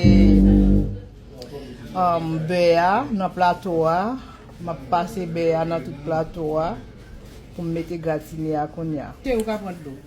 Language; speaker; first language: French; non-native, local second language; Haitian Creole